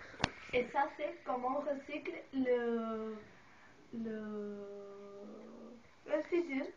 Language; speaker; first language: French; non-native, learner; Spanish